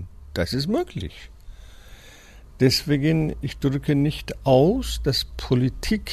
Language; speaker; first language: German; non-native, fluent; Persian